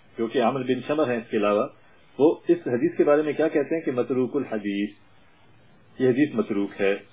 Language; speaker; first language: Urdu; non-native, local second language; Punjabi